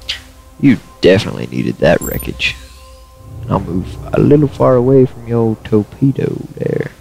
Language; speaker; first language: English; native; English